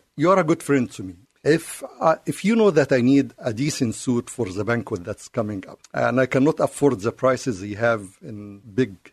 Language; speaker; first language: English; non-native, fluent; Arabic